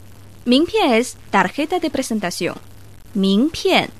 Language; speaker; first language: Spanish; non-native, fluent; Chinese